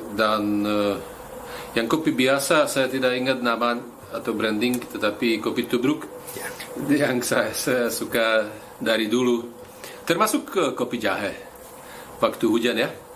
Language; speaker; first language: Indonesian; non-native, fluent; Slovak